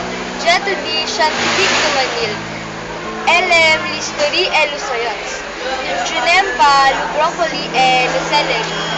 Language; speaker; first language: French; non-native, learner; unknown